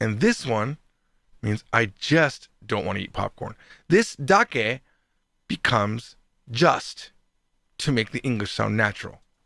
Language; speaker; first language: English; native; English